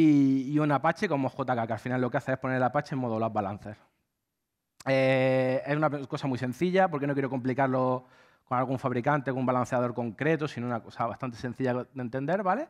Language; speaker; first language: Spanish; native; Spanish